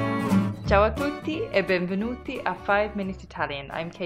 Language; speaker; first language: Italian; non-native, fluent; English